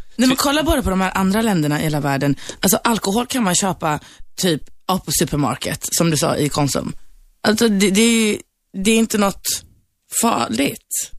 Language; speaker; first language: Swedish; early bilingual, other home language; Turkish